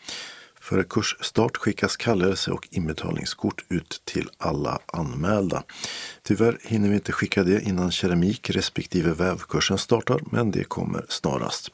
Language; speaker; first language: Swedish; native; Swedish